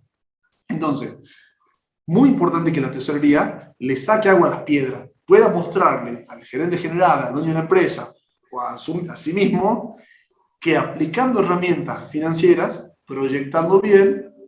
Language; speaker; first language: Spanish; native; Spanish